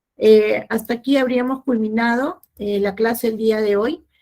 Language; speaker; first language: Spanish; native; Spanish